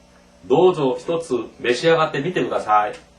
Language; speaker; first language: Japanese; non-native, fluent; Korean